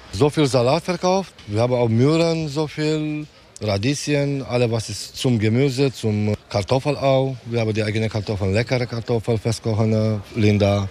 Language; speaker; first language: German; non-native, learner; Romanian